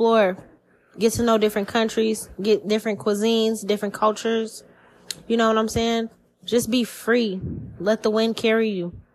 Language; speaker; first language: English; native; English